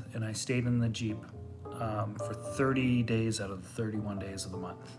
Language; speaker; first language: English; native; English